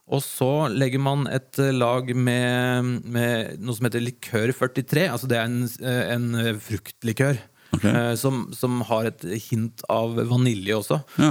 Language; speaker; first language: Norwegian; native; Norwegian